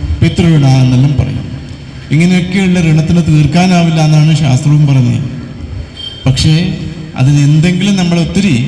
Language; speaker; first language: Malayalam; non-native, local second language; Kannada